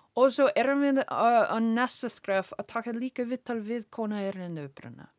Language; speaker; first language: Icelandic; non-native, learner; English